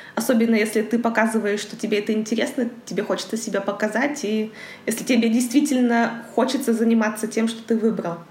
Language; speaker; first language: Russian; native; Russian